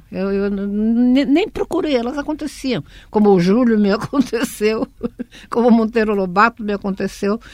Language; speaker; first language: Portuguese; early bilingual, other home language; Russian